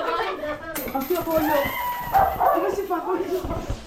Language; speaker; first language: Italian; non-native, learner; Filipino